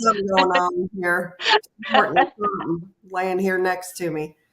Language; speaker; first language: English; native; English